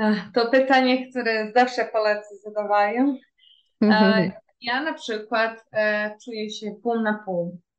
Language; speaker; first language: Polish; early bilingual, heritage; Portuguese